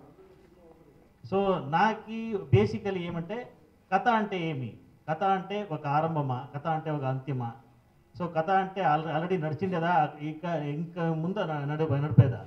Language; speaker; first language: Telugu; non-native, fluent; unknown